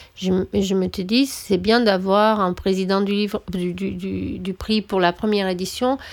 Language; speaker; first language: French; non-native, fluent; Romanian